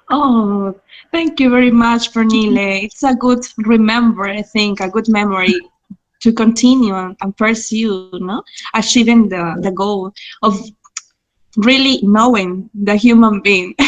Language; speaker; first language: English; non-native, fluent; Spanish